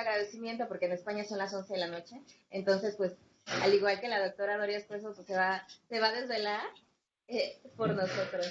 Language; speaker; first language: Spanish; native; Spanish